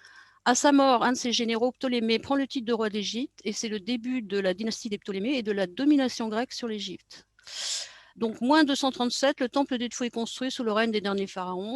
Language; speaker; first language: French; native; French